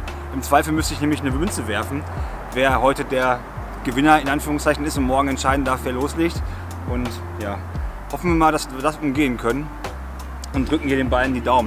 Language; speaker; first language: German; native; German